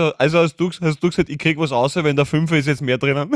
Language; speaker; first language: German; native; German